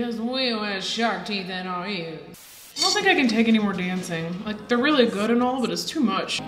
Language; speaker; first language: English; native; English